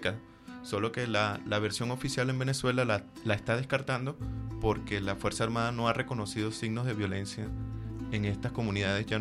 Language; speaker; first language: Spanish; native; Spanish